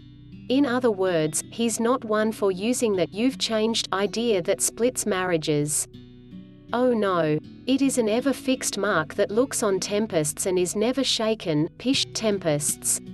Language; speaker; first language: English; native; English